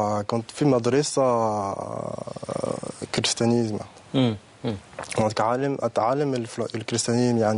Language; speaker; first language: Arabic; non-native, learner; French